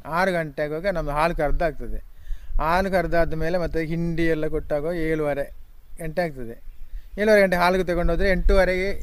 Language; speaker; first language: Kannada; native; Kannada